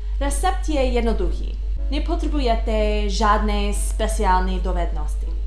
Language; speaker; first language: Czech; non-native, learner; English